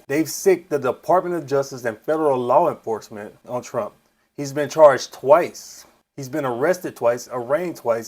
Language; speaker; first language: English; native; English